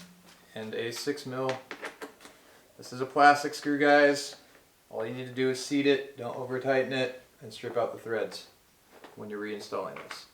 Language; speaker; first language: English; native; English